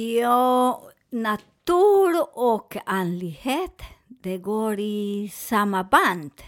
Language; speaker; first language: Swedish; non-native, fluent; Spanish